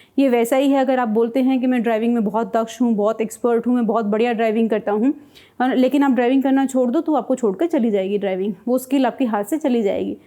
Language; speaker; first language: Hindi; native; Hindi